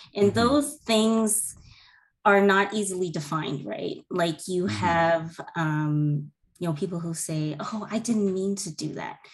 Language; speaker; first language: English; native; English